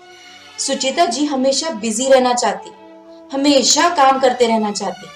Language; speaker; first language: Hindi; native; Hindi